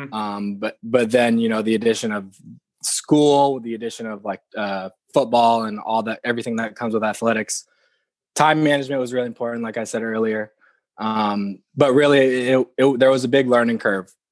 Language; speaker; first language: English; native; English